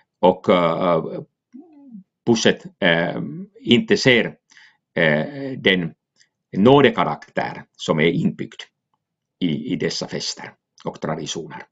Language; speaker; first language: Swedish; non-native, local second language; Finnish